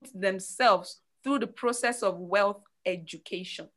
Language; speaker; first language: English; non-native, local second language; Igbo